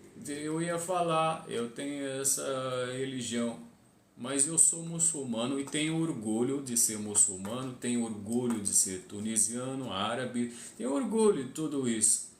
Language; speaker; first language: Portuguese; non-native, fluent; Arabic